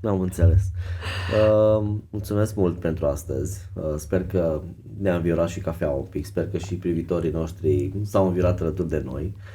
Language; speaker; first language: Romanian; native; Romanian